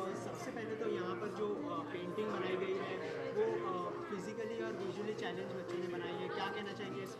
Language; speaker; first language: Hindi; native; Hindi